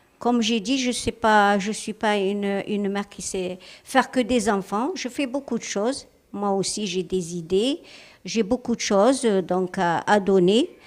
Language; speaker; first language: French; non-native, local second language; Arabic